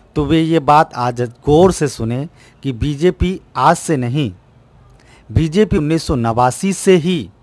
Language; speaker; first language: Hindi; native; Hindi